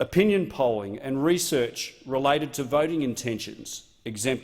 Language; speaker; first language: English; native; English